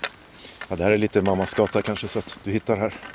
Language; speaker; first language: Swedish; native; Swedish